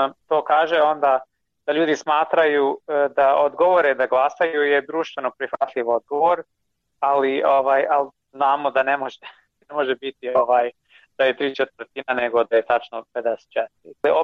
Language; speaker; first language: Croatian; non-native, fluent; English